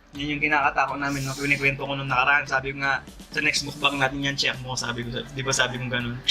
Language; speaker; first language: Filipino; native; Filipino